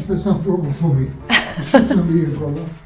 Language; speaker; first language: English; non-native, learner; Korean